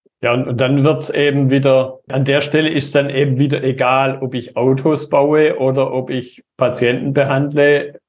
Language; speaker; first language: German; native; German